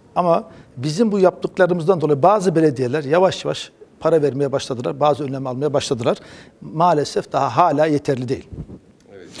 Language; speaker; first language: Turkish; early bilingual, heritage; Turkish